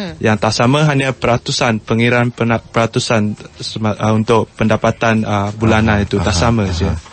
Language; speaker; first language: Malay; non-native, local second language; Chinese